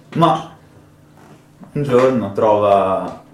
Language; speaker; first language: Italian; native; Italian